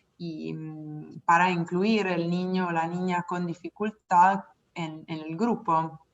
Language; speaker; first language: Spanish; non-native, fluent; Italian